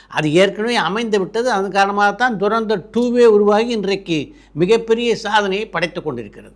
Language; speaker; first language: Tamil; native; Tamil